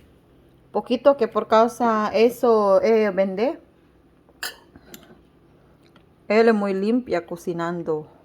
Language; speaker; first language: Spanish; non-native, learner; Chavacano